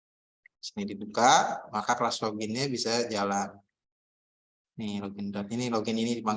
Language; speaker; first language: Indonesian; native; Indonesian